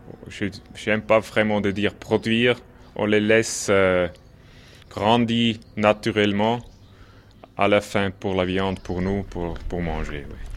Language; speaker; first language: French; non-native, local second language; German